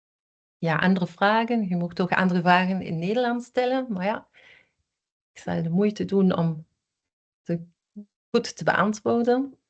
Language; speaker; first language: Dutch; non-native, local second language; German